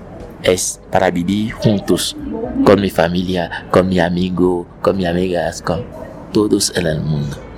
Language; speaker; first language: Spanish; non-native, learner; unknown